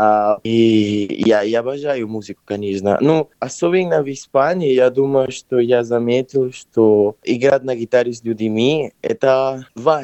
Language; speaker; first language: Russian; non-native, fluent; Spanish